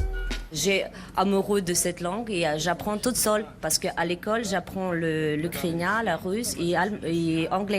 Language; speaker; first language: French; non-native, learner; Ukrainian